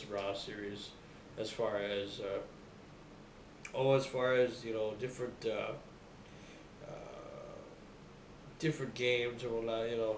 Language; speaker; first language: English; native; English